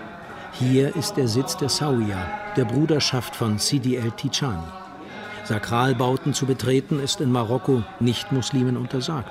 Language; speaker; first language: German; native; German